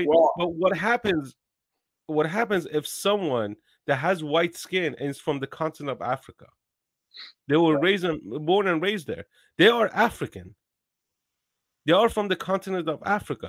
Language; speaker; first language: English; non-native, fluent; Persian